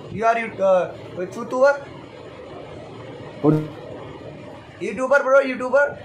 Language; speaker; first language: English; non-native, local second language; Hindi